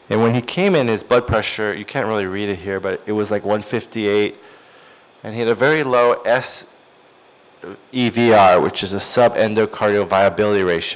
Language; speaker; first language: English; native; English